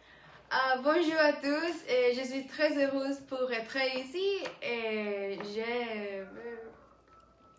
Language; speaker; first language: French; non-native, learner; Spanish